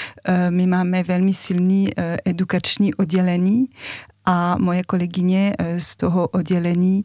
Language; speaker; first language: Czech; non-native, fluent; French